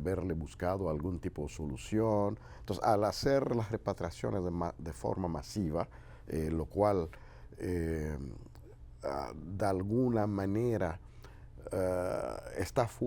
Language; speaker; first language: Spanish; non-native, fluent; Haitian Creole